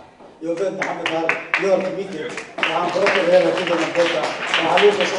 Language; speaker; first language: Swedish; non-native, learner; Somali